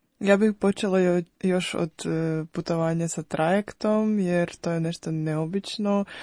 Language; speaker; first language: Croatian; non-native, fluent; Ukrainian